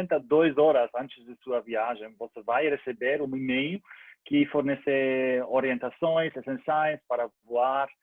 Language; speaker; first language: Portuguese; non-native, learner; German